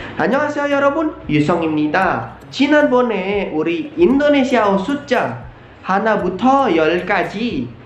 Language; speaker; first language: Korean; non-native, learner; Indonesian